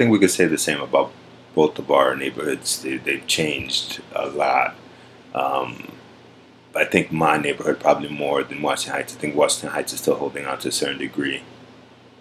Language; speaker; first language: English; native; English